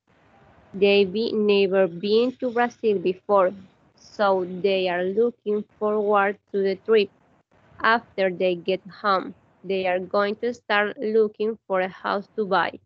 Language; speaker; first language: English; non-native, learner; Spanish